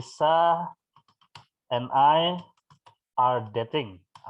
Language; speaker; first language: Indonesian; native; Indonesian